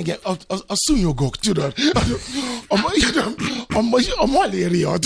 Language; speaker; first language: Hungarian; non-native, learner; Yoruba